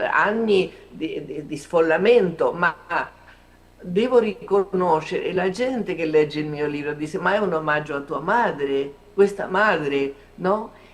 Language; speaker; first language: Italian; early bilingual, heritage; Italian